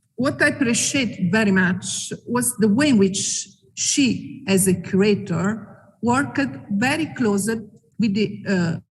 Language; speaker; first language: English; non-native, fluent; Italian